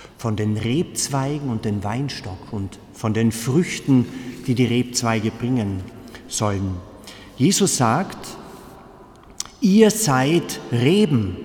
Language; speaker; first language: German; native; German